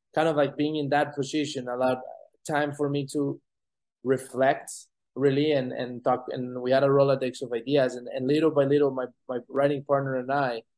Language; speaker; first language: English; non-native, fluent; Spanish